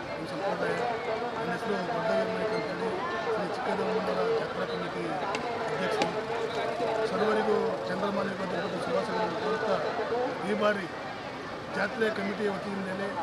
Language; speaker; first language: Kannada; native; Kannada